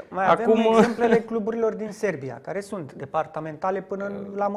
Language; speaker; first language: Romanian; native; Romanian